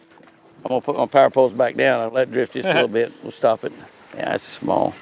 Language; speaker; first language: English; native; English